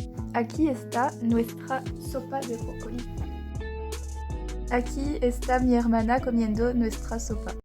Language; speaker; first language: Spanish; non-native, learner; French